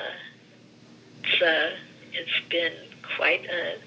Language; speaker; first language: English; early bilingual, other home language; Greek